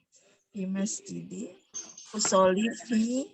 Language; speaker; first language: Arabic; non-native, learner; Indonesian